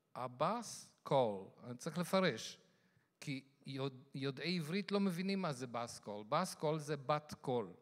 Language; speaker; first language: Hebrew; non-native, fluent; Yiddish